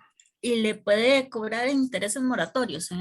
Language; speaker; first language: Spanish; native; Spanish